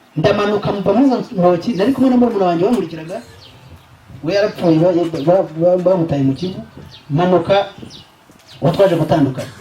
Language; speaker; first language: Kinyarwanda; native; Kinyarwanda